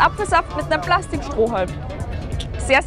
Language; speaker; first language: German; native; German